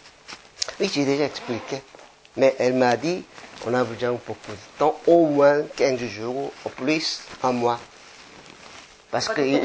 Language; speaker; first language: French; non-native, learner; Korean